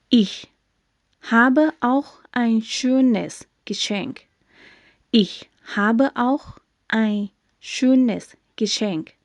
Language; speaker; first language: German; non-native, fluent; Thai